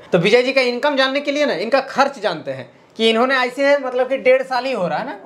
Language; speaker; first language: Hindi; native; Hindi